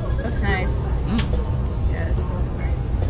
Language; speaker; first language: English; non-native, learner; Russian